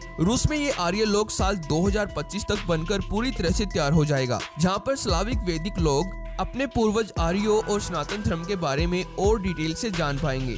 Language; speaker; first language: Hindi; native; Hindi